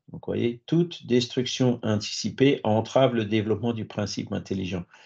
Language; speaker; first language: French; native; French